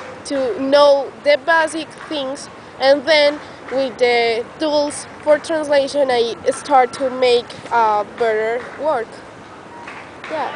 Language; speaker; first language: English; non-native, learner; Spanish